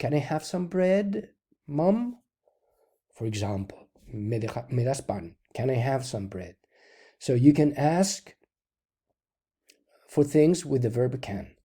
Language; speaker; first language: English; non-native, fluent; Spanish